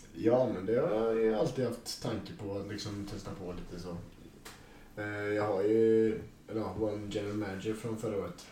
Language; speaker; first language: Swedish; native; Swedish